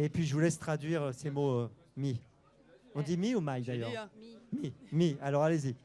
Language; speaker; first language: French; native; French